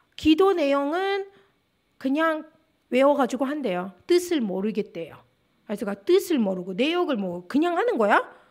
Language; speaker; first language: Korean; non-native, fluent; Russian